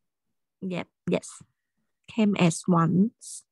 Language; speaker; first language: English; non-native, learner; Vietnamese